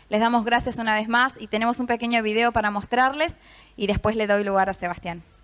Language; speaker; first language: Spanish; native; Spanish